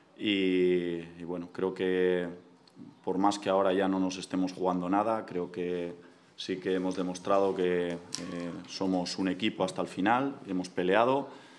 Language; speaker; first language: Spanish; native; Spanish